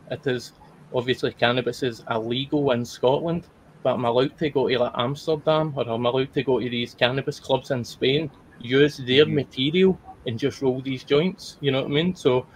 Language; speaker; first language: English; native; English